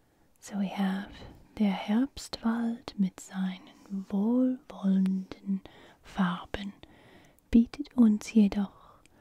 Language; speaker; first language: German; non-native, fluent; English